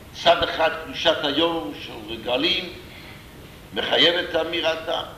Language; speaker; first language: Hebrew; non-native, fluent; English